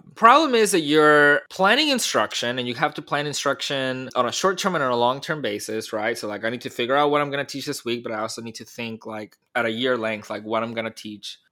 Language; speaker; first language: English; early bilingual, other home language; Spanish